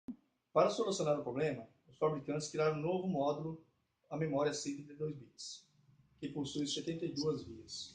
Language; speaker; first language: Portuguese; native; Portuguese